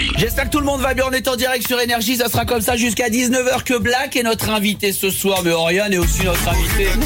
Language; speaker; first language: French; native; French